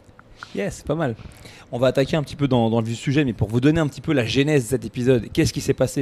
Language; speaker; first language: French; native; French